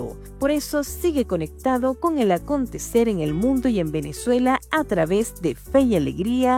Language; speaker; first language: Spanish; native; Spanish